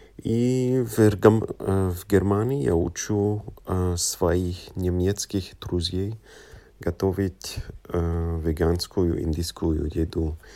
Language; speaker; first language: Russian; non-native, learner; English